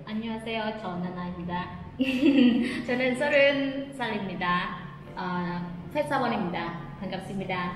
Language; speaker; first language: Korean; non-native, learner; Khmer